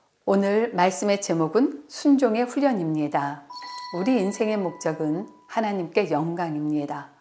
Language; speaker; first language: Korean; native; Korean